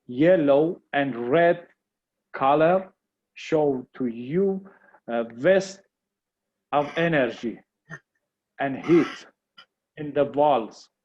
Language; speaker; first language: English; non-native, learner; Persian